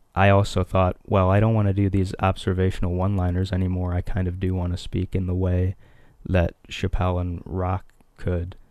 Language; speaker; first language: English; early bilingual, other home language; Hindi